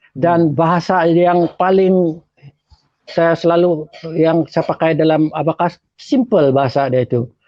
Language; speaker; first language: Malay; native; Malay